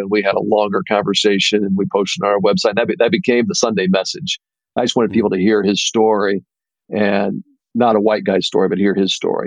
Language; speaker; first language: English; native; English